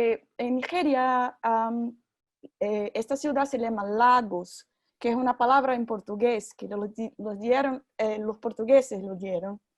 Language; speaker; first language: Spanish; non-native, fluent; Portuguese